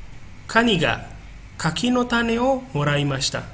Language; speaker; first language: Japanese; non-native, fluent; Indonesian